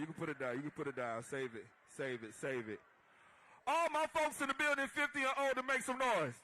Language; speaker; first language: English; native; English